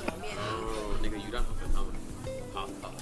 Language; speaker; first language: Chinese; non-native, fluent; English